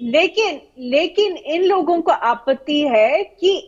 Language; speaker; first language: Hindi; native; Hindi